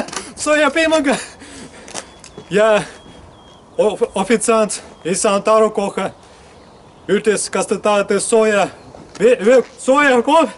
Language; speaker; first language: Estonian; non-native, local second language; Russian